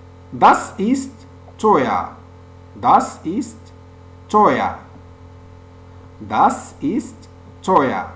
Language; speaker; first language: German; non-native, fluent; French